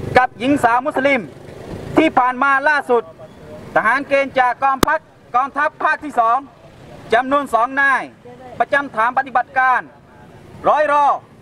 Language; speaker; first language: Thai; non-native, local second language; Pattani Malay